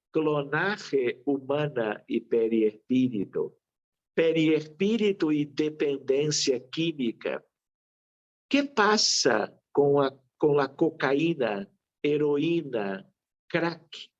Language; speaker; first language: Spanish; non-native, fluent; Portuguese